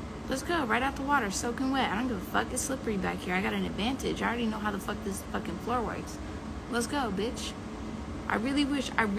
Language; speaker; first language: English; native; English